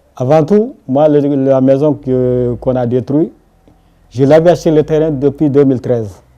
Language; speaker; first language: French; non-native, local second language; Wolof